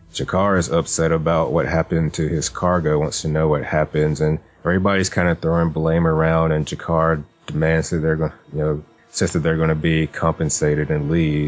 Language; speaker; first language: English; native; English